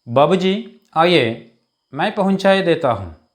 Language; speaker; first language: Hindi; non-native, local second language; Malayalam